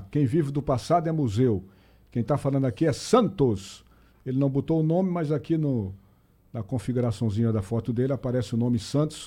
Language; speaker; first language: Portuguese; native; Portuguese